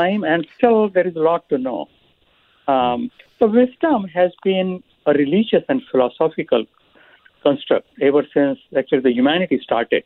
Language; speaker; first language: English; non-native, local second language; Marathi